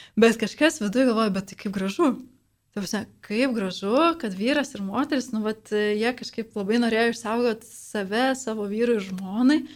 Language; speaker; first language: Lithuanian; native; Lithuanian